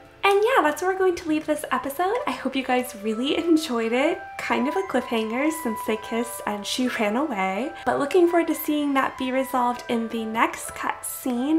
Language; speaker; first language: English; native; English